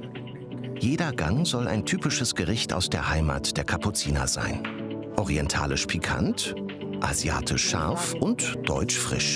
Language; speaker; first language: German; native; German